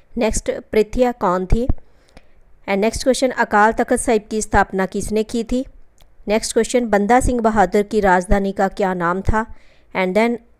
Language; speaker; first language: Hindi; non-native, local second language; Punjabi